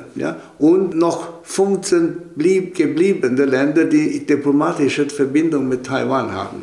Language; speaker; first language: German; non-native, fluent; Chinese